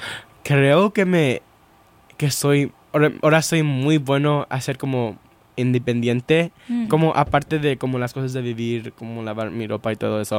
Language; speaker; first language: Spanish; early bilingual, heritage; Spanish